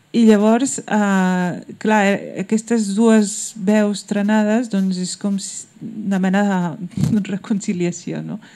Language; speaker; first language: Catalan; early bilingual, other home language; Berber languages